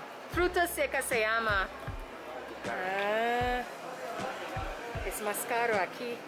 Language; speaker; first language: Spanish; non-native, learner; English